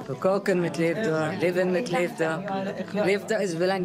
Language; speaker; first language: Dutch; non-native, learner; Arabic